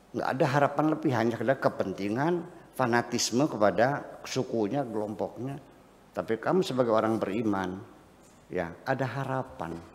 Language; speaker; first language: Indonesian; non-native, local second language; Javanese